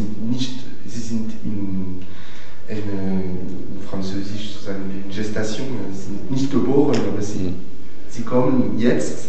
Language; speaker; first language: German; non-native, fluent; French